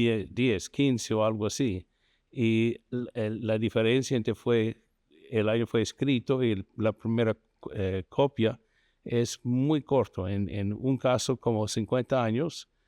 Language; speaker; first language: Spanish; non-native, fluent; English